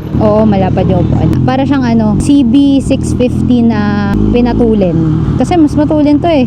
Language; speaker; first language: Filipino; native; Filipino